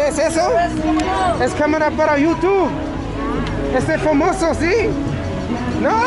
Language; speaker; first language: Spanish; non-native, learner; English